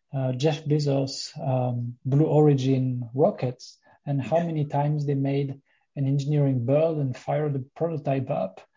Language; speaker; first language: English; non-native, fluent; French